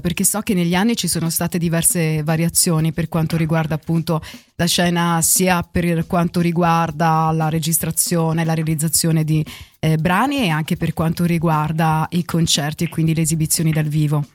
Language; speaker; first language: Italian; native; Italian